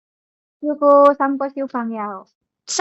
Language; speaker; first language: Cantonese; non-native, learner; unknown